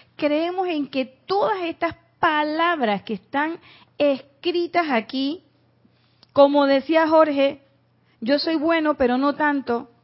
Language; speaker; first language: Spanish; native; Spanish